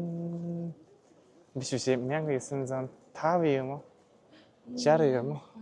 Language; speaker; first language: Mongolian; non-native, learner; Japanese